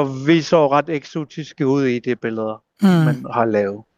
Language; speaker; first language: Danish; non-native, local second language; Kalaallisut